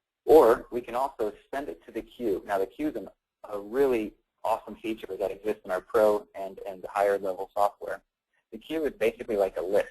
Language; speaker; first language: English; native; English